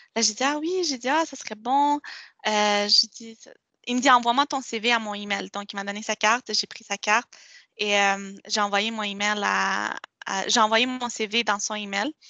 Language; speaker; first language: French; non-native, local second language; Spanish